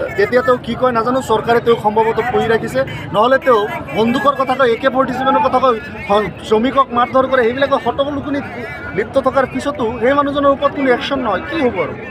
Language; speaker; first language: Assamese; non-native, local second language; Bangla